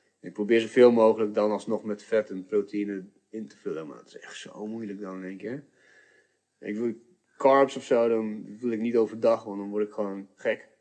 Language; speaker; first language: Dutch; early bilingual, other home language; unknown